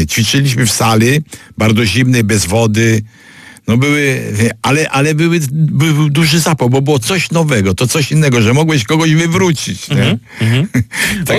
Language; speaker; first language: Polish; native; Polish